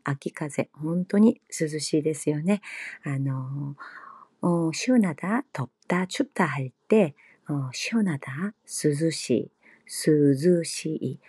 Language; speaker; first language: Japanese; non-native, fluent; Korean